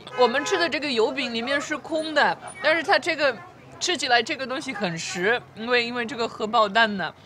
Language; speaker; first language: Chinese; non-native, fluent; Polish